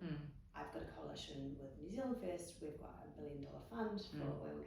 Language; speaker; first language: English; native; English